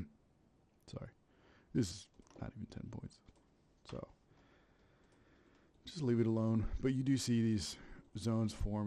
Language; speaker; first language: English; native; English